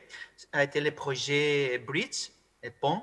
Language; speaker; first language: French; non-native, fluent; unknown